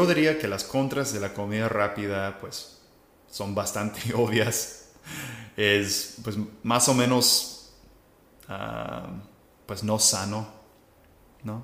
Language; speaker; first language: Spanish; non-native, fluent; English